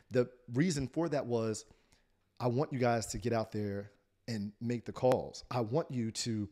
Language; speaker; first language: English; native; English